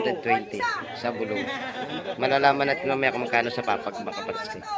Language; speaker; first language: Filipino; native; Filipino